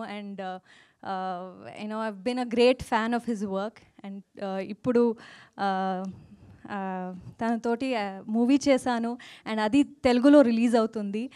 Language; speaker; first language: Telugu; non-native, local second language; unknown